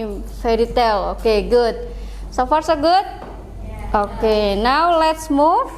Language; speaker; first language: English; non-native, fluent; Indonesian